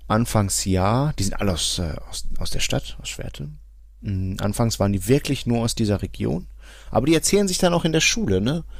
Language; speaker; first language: German; early bilingual, other home language; Portuguese